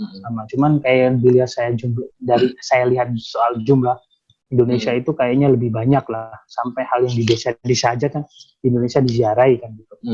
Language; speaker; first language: Indonesian; native; Indonesian